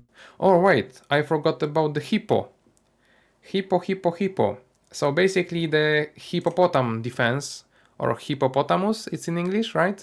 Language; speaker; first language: English; non-native, fluent; Polish